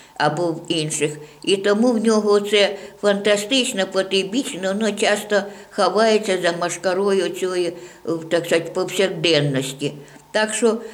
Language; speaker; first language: Ukrainian; native; Ukrainian